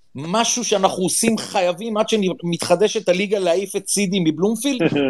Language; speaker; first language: Hebrew; early bilingual, other home language; German